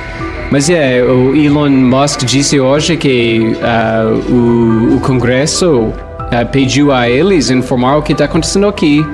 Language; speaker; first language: Portuguese; non-native, fluent; English